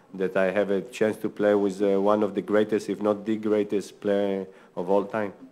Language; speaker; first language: English; non-native, fluent; Hebrew